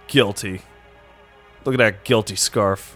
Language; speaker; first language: English; native; English